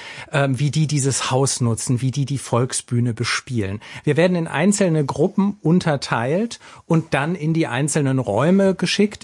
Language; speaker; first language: German; native; German